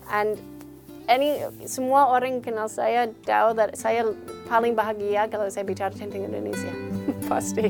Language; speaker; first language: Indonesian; non-native, learner; English